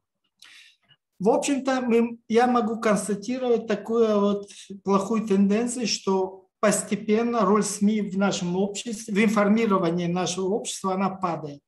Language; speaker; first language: Russian; non-native, local second language; Tajik